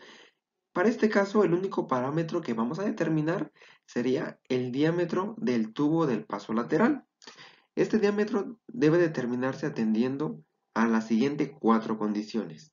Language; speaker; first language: Spanish; native; Spanish